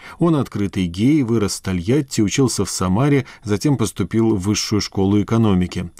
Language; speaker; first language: Russian; native; Russian